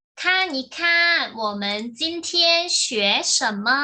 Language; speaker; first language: Chinese; non-native, fluent; Thai